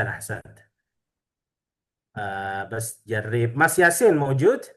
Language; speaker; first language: Arabic; non-native, fluent; Indonesian